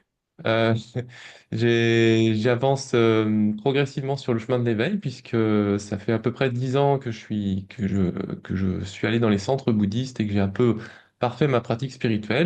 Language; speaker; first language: French; native; French